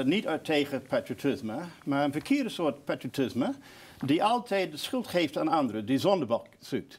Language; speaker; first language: Dutch; non-native, fluent; English